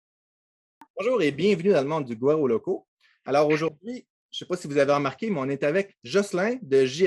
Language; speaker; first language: French; native; French